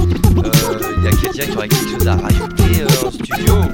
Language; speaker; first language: French; native; French